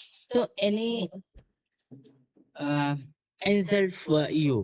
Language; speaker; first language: English; non-native, learner; Hindi